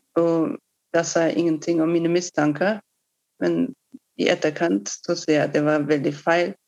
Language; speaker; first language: Norwegian; non-native, fluent; German